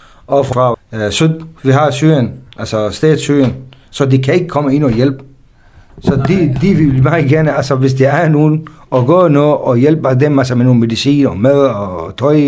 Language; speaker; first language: Danish; non-native, fluent; Kurdish